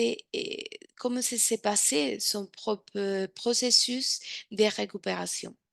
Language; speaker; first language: French; non-native, fluent; Spanish